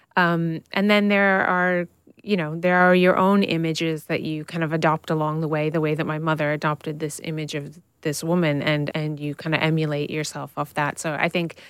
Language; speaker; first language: English; native; English